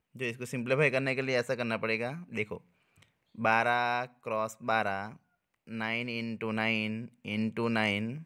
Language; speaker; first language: Hindi; non-native, local second language; Gujarati